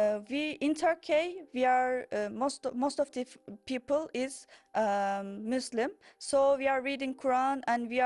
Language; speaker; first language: English; non-native, learner; Turkish